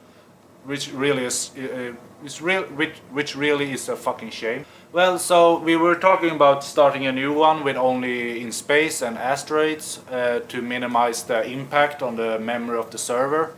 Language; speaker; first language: English; non-native, fluent; Swedish